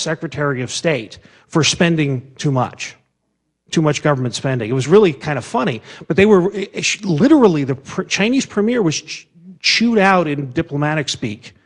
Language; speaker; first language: English; native; English